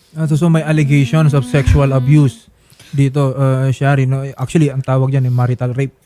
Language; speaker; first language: Filipino; native; Filipino